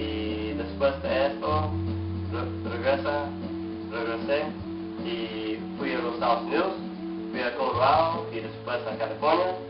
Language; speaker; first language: Spanish; non-native, learner; English